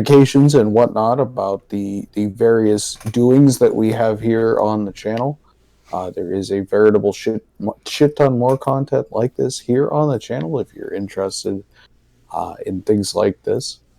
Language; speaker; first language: English; native; English